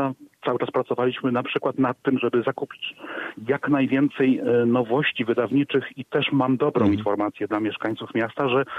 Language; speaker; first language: Polish; native; Polish